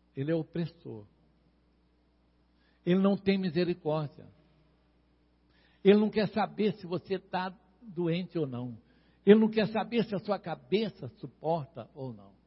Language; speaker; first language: Portuguese; native; Portuguese